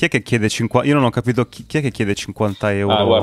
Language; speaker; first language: Italian; native; Italian